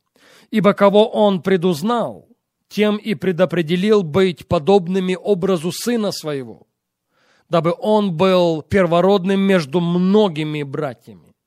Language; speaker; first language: Russian; native; Russian